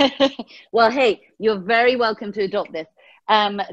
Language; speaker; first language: English; early bilingual, other home language; Persian